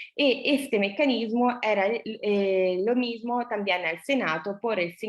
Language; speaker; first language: Spanish; non-native, fluent; Italian